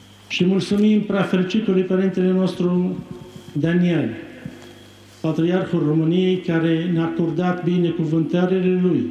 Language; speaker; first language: Romanian; non-native, fluent; Arabic